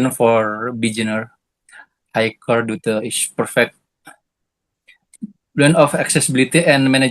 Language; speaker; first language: English; non-native, learner; Indonesian